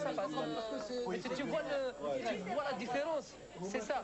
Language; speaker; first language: French; non-native, local second language; Arabic